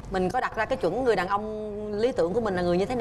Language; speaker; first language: Vietnamese; native; Vietnamese